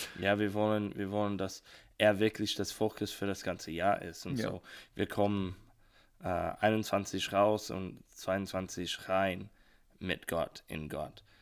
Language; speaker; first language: German; non-native, learner; English